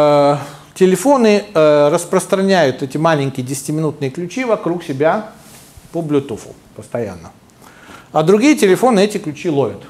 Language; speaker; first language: Russian; native; Russian